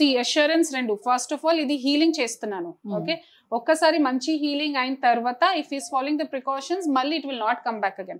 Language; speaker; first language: Telugu; non-native, fluent; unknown